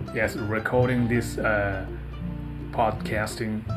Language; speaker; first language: English; non-native, fluent; Japanese